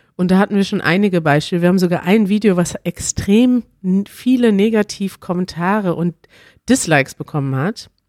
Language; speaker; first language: German; native; German